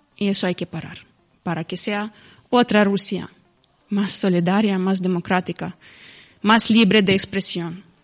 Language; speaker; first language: Spanish; non-native, fluent; Ukrainian